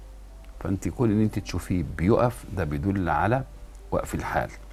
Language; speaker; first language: Arabic; native; Arabic